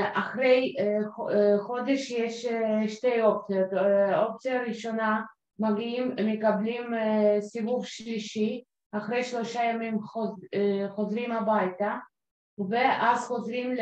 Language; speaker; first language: Hebrew; non-native, fluent; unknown